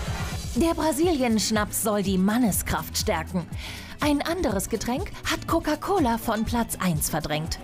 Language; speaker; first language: German; native; German